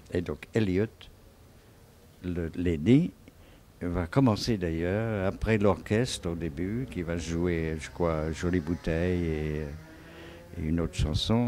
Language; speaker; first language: French; non-native, fluent; English